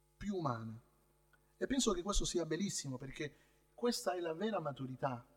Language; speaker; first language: Italian; non-native, fluent; Spanish